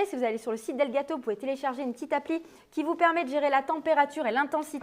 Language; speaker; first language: French; native; French